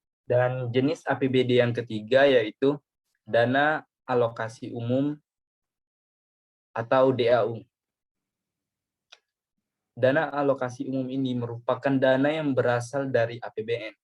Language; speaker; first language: Indonesian; native; Indonesian